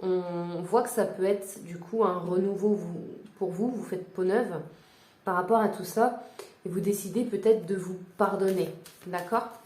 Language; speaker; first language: French; native; French